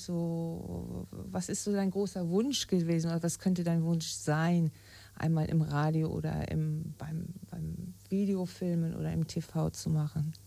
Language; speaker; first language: German; native; German